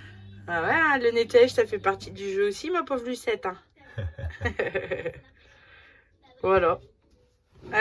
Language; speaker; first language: French; native; French